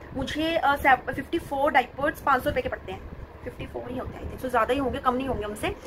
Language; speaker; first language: Hindi; non-native, local second language; Punjabi